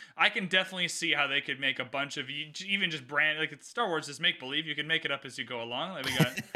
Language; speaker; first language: English; native; English